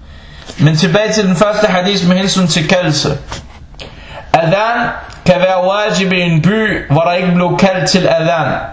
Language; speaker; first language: Danish; non-native, local second language; Arabic